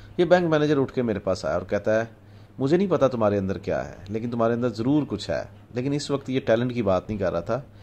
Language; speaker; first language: Urdu; non-native, local second language; Punjabi